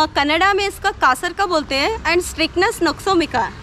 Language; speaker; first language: Hindi; non-native, local second language; Kannada